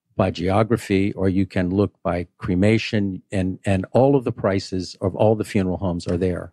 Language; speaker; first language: English; native; English